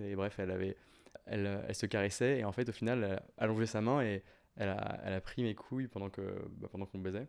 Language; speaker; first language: French; native; French